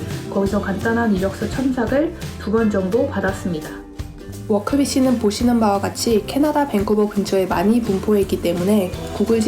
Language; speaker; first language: Korean; native; Korean